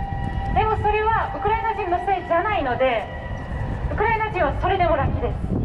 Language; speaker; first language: Japanese; non-native, fluent; Ukrainian